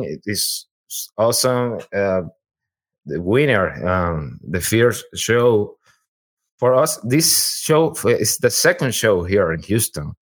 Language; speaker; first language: English; non-native, learner; Spanish